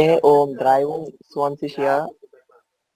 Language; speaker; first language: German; non-native, learner; Bangla